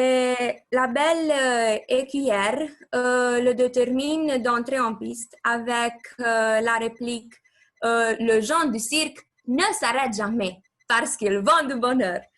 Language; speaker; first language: French; non-native, learner; Romanian